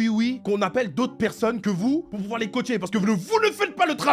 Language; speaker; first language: French; native; French